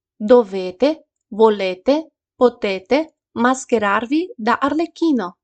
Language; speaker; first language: Italian; non-native, fluent; Ukrainian